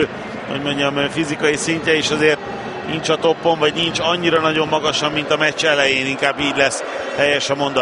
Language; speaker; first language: Hungarian; native; Hungarian